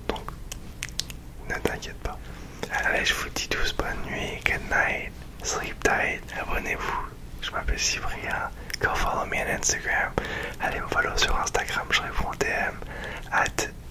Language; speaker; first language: French; early bilingual, heritage; French